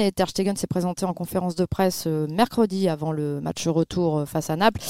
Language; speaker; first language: French; native; French